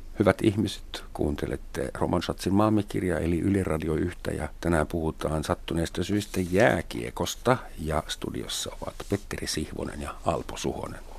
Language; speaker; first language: Finnish; non-native, fluent; German